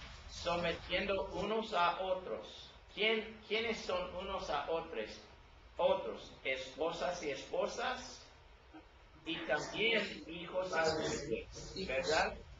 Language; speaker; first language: Spanish; non-native, learner; English